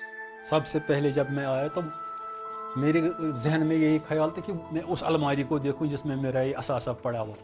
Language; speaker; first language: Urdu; non-native, local second language; Kashmiri